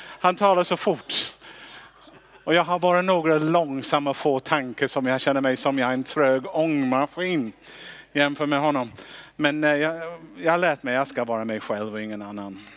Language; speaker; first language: Swedish; non-native, fluent; English